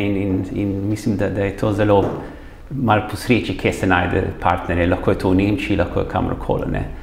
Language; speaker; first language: Slovenian; early bilingual, heritage; Slovenian